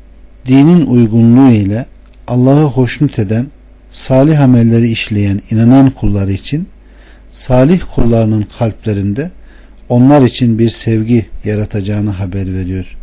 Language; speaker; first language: Turkish; native; Turkish